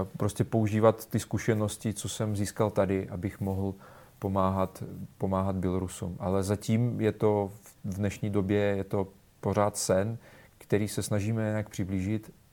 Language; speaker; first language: Czech; non-native, fluent; Russian